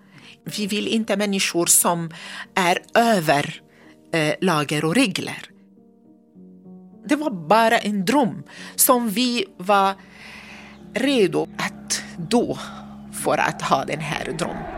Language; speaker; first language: Swedish; non-native, learner; Arabic